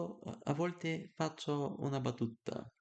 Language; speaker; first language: Italian; non-native, learner; Bulgarian